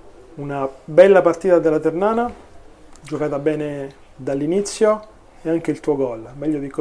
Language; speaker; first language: Italian; native; Italian